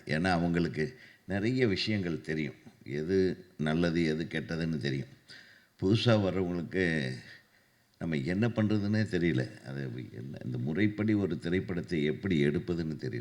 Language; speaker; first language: Tamil; native; Tamil